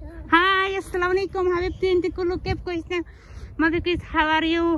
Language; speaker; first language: Arabic; non-native, learner; Bangla